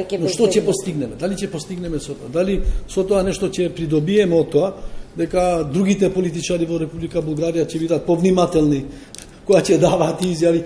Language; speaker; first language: Macedonian; non-native, local second language; Albanian